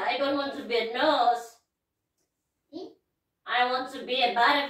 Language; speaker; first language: English; non-native, learner; Russian